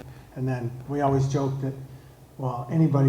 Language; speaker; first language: English; native; English